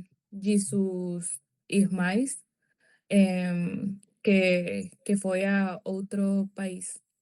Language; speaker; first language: Portuguese; non-native, learner; Spanish